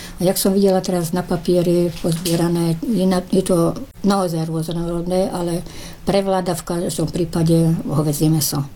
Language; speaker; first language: Slovak; early bilingual, heritage; Slovak